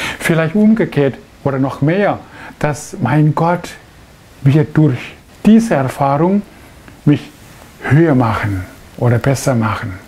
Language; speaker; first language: German; non-native, fluent; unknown